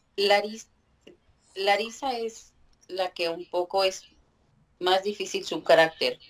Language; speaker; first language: Spanish; native; Spanish